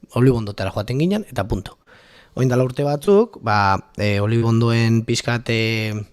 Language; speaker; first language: Basque; native; Basque